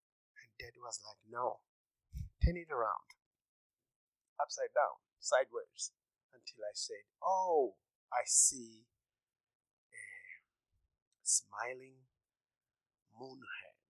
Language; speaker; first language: English; non-native, local second language; Shona